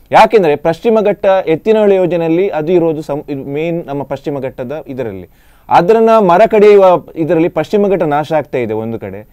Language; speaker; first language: Kannada; non-native, local second language; Tulu